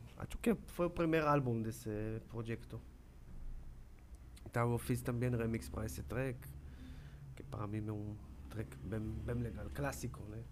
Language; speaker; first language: Portuguese; non-native, learner; Hebrew